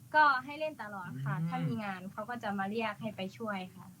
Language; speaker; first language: Thai; native; Thai